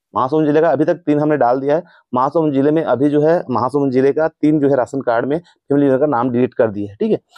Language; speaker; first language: Hindi; native; Hindi